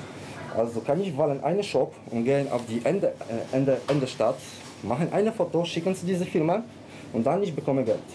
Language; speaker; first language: German; non-native, learner; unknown